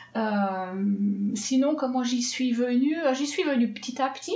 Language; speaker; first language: French; native; French